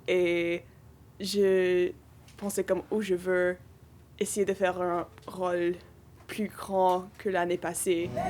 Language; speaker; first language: French; non-native, local second language; English